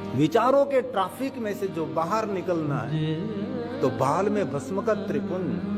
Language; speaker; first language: Hindi; non-native, local second language; Gujarati